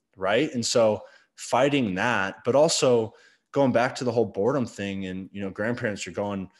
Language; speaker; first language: English; native; English